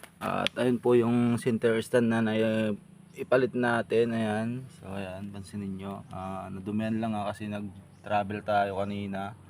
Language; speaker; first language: Filipino; native; Filipino